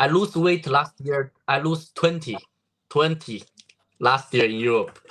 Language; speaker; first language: English; non-native, learner; Chinese